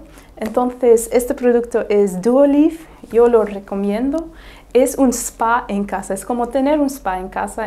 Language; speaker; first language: Spanish; non-native, fluent; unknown